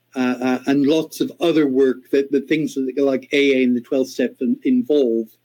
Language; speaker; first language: English; native; English